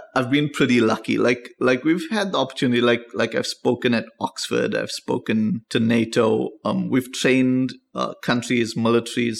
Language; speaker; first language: English; native; English